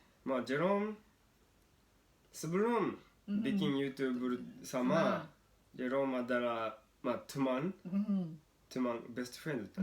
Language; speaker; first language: Indonesian; non-native, learner; Japanese